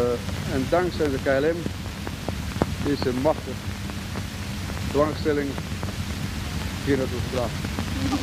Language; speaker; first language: Dutch; non-native, fluent; Russian